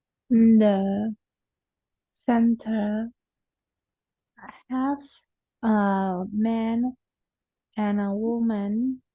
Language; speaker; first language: English; non-native, learner; Vietnamese